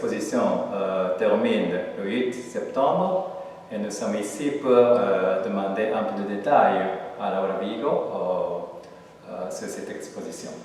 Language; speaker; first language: French; non-native, fluent; Japanese